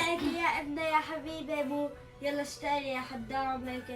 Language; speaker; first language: Arabic; native; Arabic